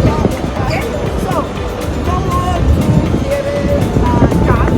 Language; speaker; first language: Spanish; non-native, learner; French